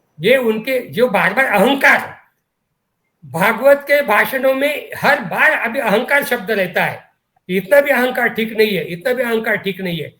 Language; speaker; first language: Hindi; non-native, local second language; Marathi